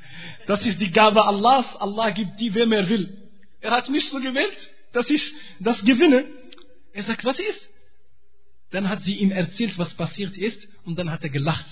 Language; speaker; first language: German; non-native, fluent; Arabic